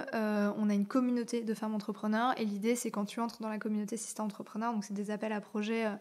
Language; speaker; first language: French; native; French